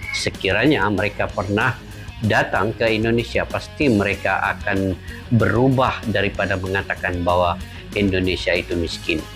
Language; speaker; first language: Malay; native; Malay